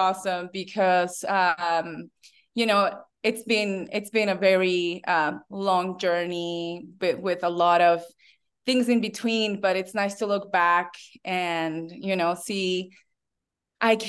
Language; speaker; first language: English; non-native, fluent; Spanish